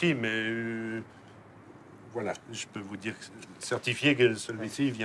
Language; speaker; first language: French; native; French